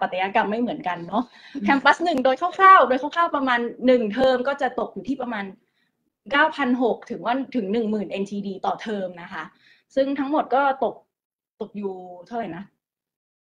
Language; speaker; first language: Thai; native; Thai